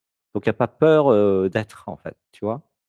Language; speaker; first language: French; native; French